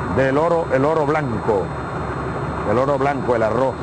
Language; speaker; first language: Spanish; native; Spanish